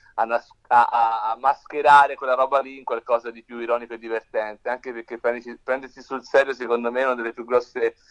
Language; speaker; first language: Italian; native; Italian